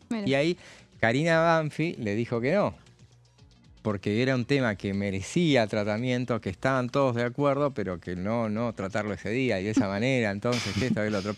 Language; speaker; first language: Spanish; native; Spanish